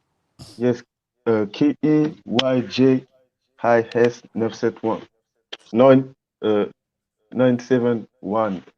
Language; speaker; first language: English; non-native, learner; French